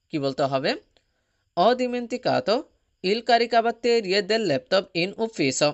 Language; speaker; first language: Italian; non-native, fluent; Bangla